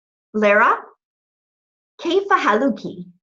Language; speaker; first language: Arabic; non-native, fluent; English